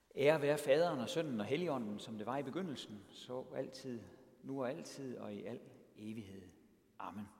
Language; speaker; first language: Danish; native; Danish